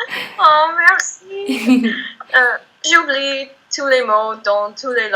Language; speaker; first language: French; non-native, fluent; English